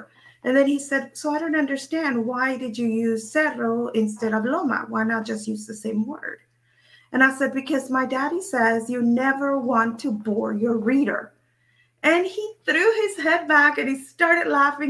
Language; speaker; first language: English; early bilingual, other home language; Spanish